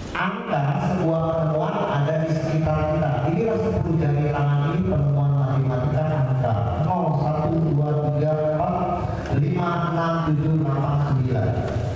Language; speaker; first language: Indonesian; non-native, local second language; Javanese